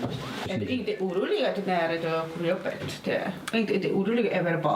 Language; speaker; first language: Swedish; native; Swedish